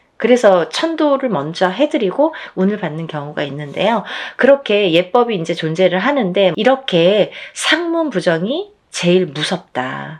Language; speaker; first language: Korean; native; Korean